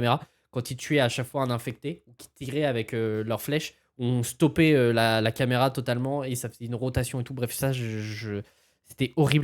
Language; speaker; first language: French; native; French